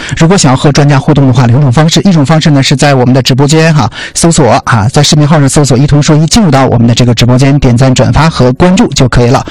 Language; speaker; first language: Chinese; native; Chinese